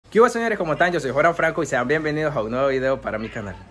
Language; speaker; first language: Spanish; native; Spanish